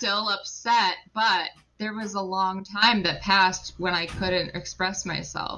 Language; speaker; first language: English; native; English